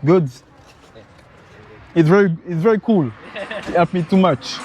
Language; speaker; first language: English; non-native, learner; French